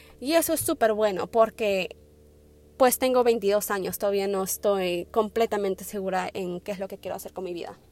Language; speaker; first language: Spanish; early bilingual, heritage; Spanish